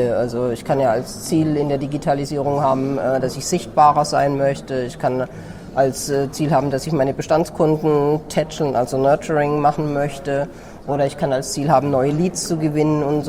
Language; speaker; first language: German; native; German